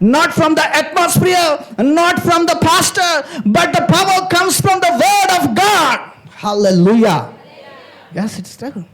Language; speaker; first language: English; non-native, local second language; Telugu